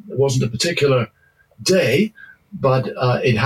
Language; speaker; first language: English; native; English